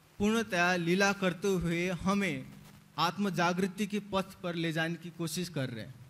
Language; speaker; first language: Hindi; native; Hindi